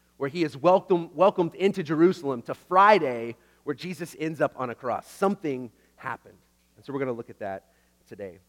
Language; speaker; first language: English; native; English